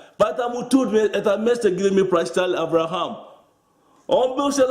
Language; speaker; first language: Russian; non-native, learner; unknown